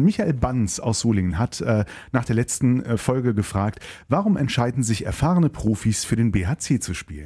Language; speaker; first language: German; native; German